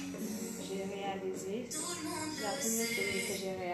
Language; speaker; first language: French; non-native, local second language; Wolof